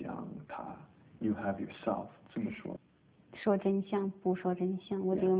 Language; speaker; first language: Chinese; early bilingual, heritage; Chinese